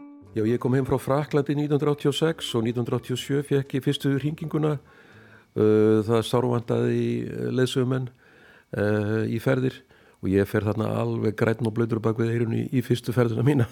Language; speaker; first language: Icelandic; native; Icelandic